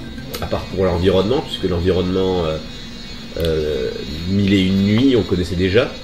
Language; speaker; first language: French; native; French